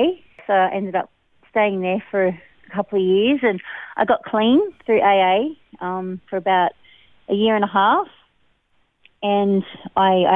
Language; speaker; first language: English; native; English